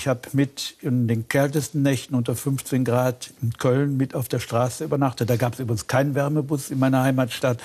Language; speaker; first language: German; native; German